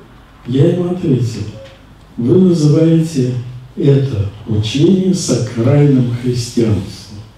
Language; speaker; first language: Czech; non-native, learner; Russian